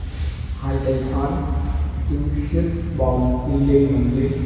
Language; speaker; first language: Vietnamese; non-native, learner; Hindi